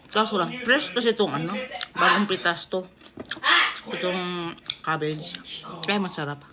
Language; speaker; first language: Filipino; non-native, local second language; Cebuano